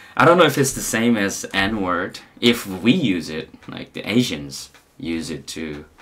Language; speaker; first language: English; non-native, fluent; Korean